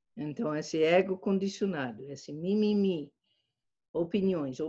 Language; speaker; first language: Portuguese; non-native, fluent; English